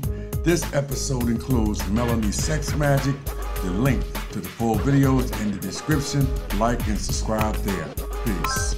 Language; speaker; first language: English; native; English